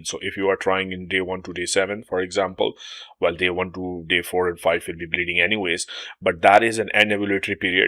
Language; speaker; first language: English; non-native, local second language; Urdu